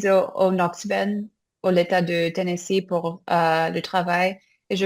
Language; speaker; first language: French; non-native, learner; English